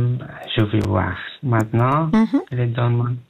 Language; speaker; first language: French; non-native, learner; Pashto